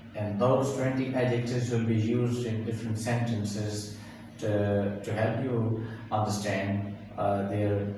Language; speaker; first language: English; non-native, local second language; Urdu